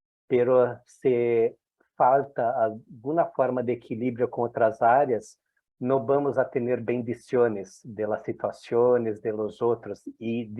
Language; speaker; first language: Spanish; non-native, fluent; Portuguese